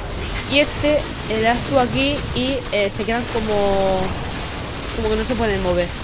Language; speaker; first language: Spanish; native; Spanish